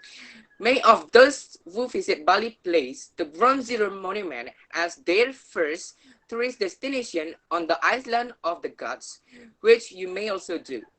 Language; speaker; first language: English; non-native, learner; Indonesian